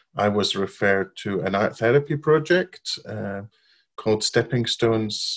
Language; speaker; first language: English; non-native, fluent; Arabic